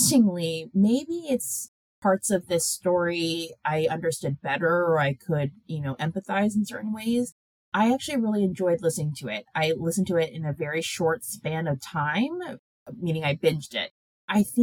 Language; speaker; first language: English; early bilingual, other home language; Korean